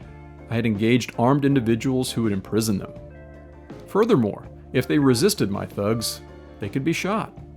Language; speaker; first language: English; native; English